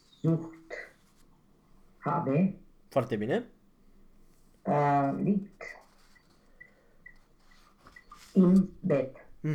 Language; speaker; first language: German; non-native, learner; Romanian